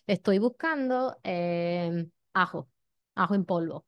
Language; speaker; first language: Spanish; non-native, fluent; English